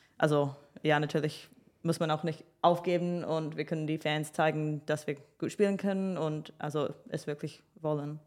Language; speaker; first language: German; early bilingual, heritage; English